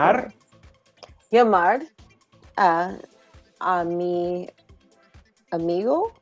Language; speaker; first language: Spanish; non-native, learner; English